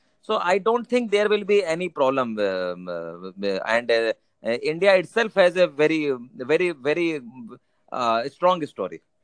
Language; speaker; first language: English; non-native, local second language; Hindi